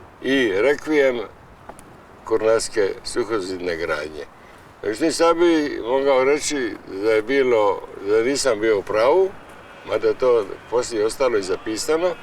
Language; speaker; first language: Croatian; native; Croatian